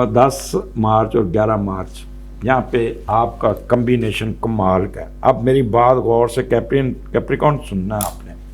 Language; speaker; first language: Urdu; non-native, local second language; Punjabi